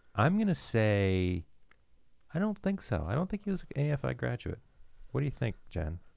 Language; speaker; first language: English; native; English